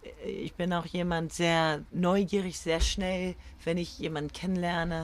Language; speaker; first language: German; early bilingual, other home language; French